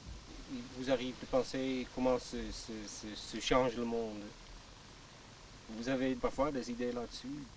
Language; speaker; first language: French; non-native, fluent; Dutch